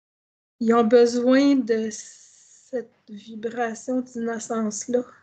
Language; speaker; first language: French; native; French